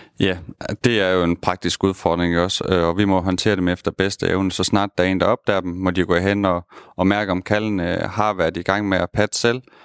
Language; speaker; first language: Danish; native; Danish